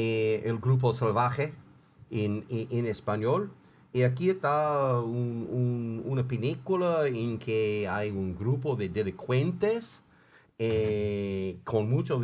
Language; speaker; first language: Spanish; non-native, fluent; English